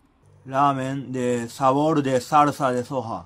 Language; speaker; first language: Spanish; non-native, learner; Japanese